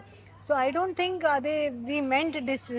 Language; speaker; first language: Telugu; non-native, learner; Hindi